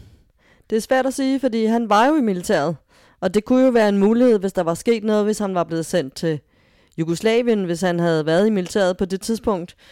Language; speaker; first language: Danish; native; Danish